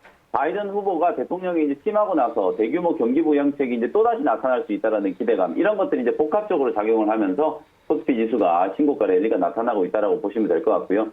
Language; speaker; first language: Korean; native; Korean